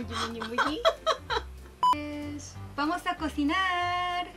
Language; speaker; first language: Spanish; non-native, fluent; Korean